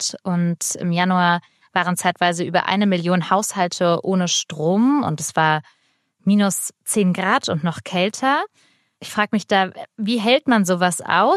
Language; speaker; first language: German; native; German